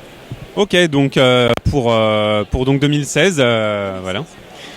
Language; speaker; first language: French; native; French